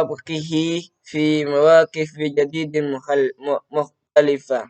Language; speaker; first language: Arabic; non-native, learner; Indonesian